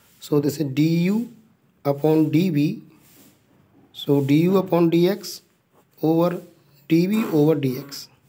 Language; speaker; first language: English; non-native, local second language; Hindi